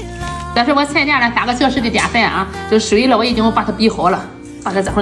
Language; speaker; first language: Chinese; native; Chinese